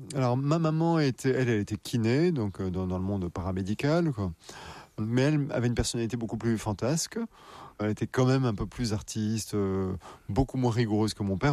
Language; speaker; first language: French; native; French